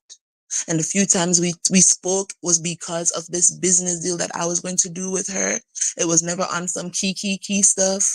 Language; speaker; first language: English; native; English